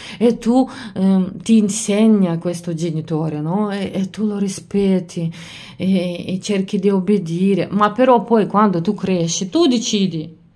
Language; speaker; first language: Italian; non-native, fluent; Lithuanian